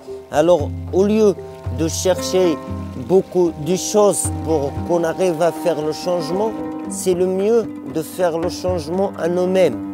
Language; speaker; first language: French; non-native, learner; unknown